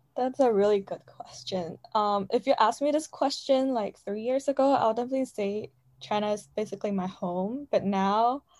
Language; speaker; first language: English; non-native, fluent; Chinese